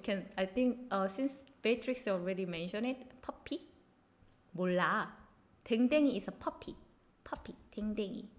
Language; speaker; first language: English; non-native, fluent; Korean